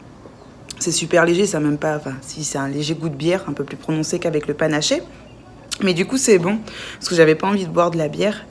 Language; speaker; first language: French; native; French